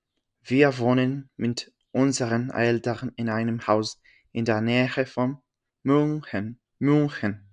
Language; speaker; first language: German; non-native, learner; French